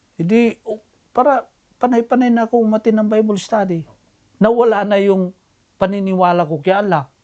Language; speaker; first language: Filipino; non-native, local second language; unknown